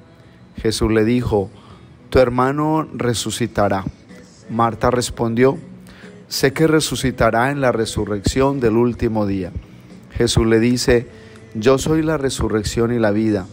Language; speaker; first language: Spanish; native; Spanish